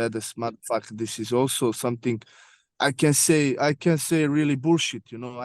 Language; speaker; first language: English; non-native, learner; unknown